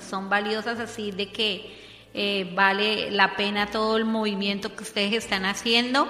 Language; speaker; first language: Spanish; native; Spanish